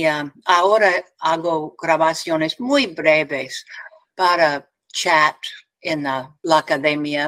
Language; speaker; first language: Spanish; non-native, learner; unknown